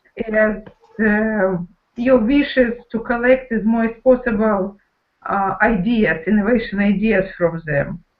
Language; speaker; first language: English; non-native, learner; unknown